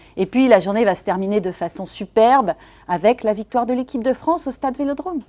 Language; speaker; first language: French; native; French